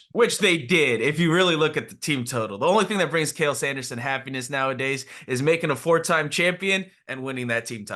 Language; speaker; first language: English; native; English